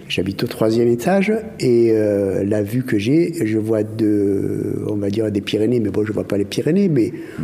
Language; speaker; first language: French; native; French